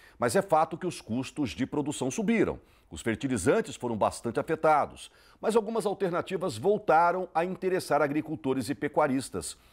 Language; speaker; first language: Portuguese; native; Portuguese